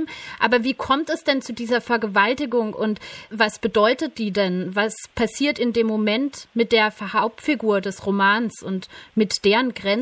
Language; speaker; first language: German; native; German